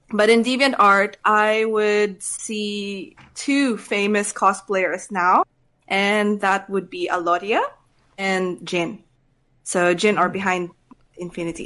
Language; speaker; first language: English; non-native, local second language; Cebuano